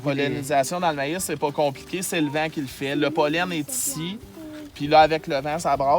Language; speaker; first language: French; native; French